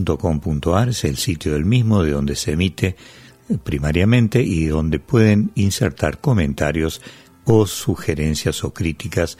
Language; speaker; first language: Spanish; native; Spanish